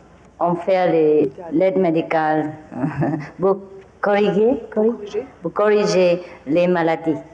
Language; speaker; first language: French; non-native, fluent; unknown